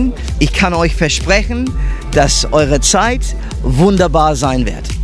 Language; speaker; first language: German; early bilingual, heritage; English